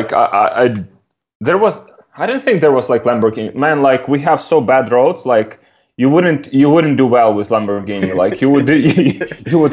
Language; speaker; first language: English; non-native, fluent; Ukrainian